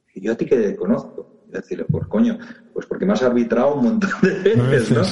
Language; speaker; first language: Spanish; native; Spanish